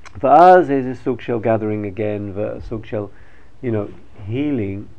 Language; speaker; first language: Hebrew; non-native, learner; English